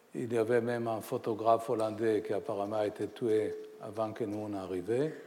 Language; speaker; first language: French; non-native, fluent; Hebrew